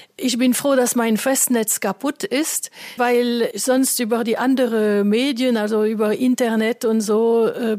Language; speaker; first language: German; non-native, fluent; French